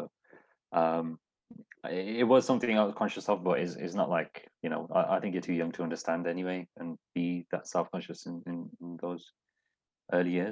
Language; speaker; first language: English; native; English